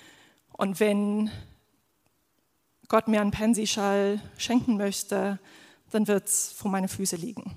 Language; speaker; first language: German; non-native, fluent; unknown